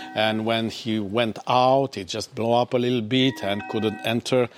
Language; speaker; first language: English; non-native, fluent; Romanian